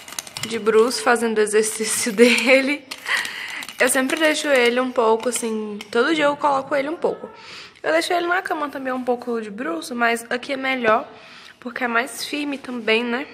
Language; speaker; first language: Portuguese; native; Portuguese